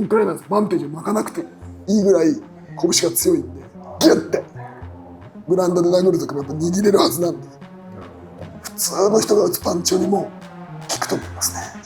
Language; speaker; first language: Japanese; native; Japanese